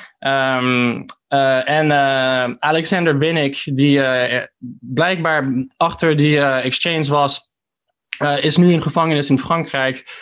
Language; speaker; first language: Dutch; early bilingual, heritage; Dutch